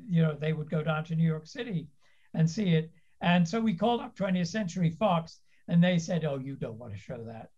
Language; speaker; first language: English; native; English